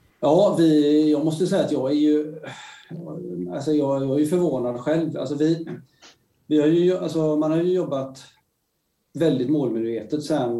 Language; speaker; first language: Swedish; native; Swedish